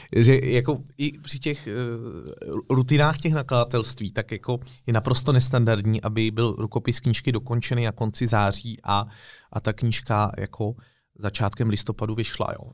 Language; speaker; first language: Czech; native; Czech